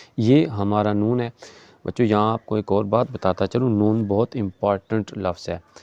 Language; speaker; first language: Urdu; non-native, local second language; Punjabi